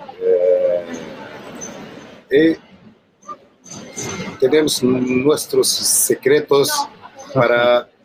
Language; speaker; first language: Spanish; non-native, learner; Arabic